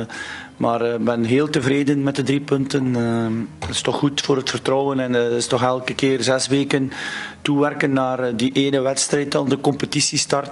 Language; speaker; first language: Dutch; native; Dutch